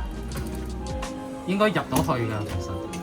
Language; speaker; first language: Chinese; native; Chinese